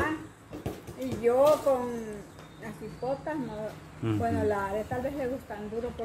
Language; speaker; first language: Spanish; native; Spanish